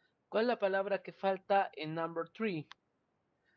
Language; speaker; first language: Spanish; native; Spanish